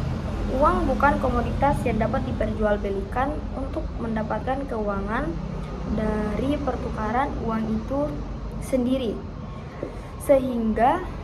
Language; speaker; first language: Indonesian; native; Indonesian